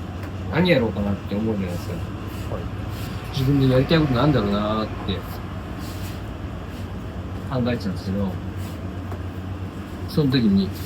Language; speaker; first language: Japanese; native; Japanese